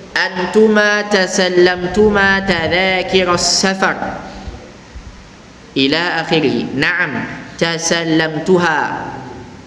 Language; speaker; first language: Arabic; non-native, fluent; Indonesian